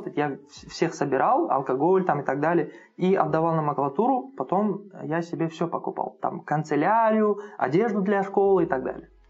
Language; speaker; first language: Russian; non-native, local second language; Uzbek